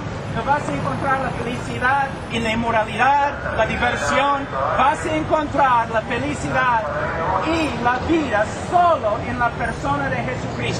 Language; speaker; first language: Spanish; non-native, fluent; English